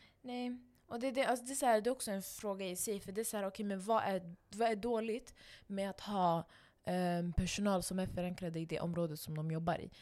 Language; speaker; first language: Swedish; non-native, local second language; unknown